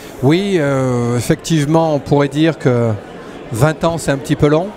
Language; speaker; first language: French; native; French